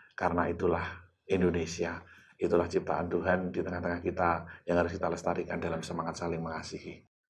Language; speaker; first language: Indonesian; native; Indonesian